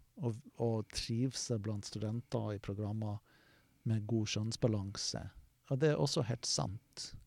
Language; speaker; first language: Norwegian; non-native, fluent; English